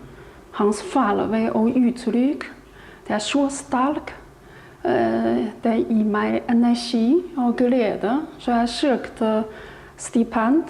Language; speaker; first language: Norwegian; non-native, learner; Chinese